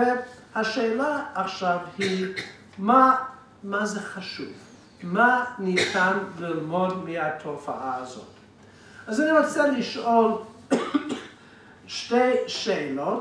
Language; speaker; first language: Hebrew; non-native, fluent; English